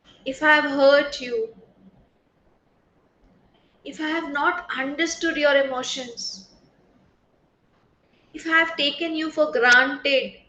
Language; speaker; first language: English; non-native, local second language; Hindi